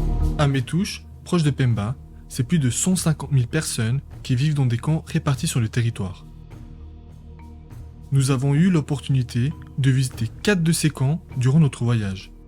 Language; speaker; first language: French; native; French